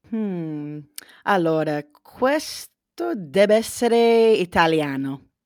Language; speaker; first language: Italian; non-native, learner; English